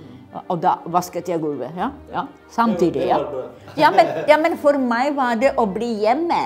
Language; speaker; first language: Norwegian; non-native, fluent; Czech